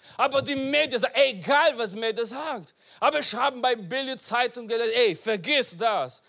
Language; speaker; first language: German; non-native, learner; Portuguese